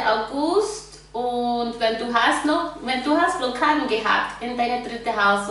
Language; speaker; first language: German; non-native, fluent; English